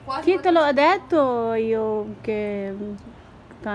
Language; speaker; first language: Italian; non-native, learner; Hindi